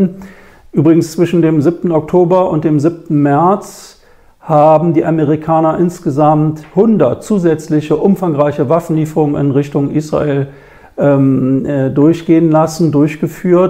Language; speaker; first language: German; native; German